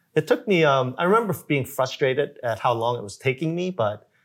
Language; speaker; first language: English; early bilingual, other home language; Korean